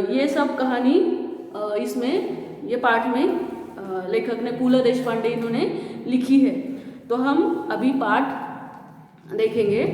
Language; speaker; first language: Hindi; non-native, local second language; Marathi